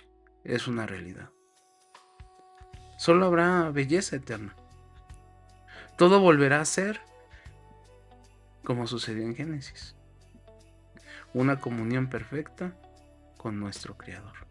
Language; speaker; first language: Spanish; native; Spanish